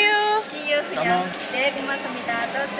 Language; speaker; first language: Korean; non-native, learner; Vietnamese